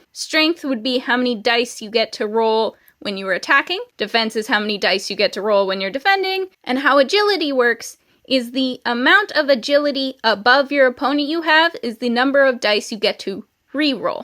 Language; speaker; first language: English; native; English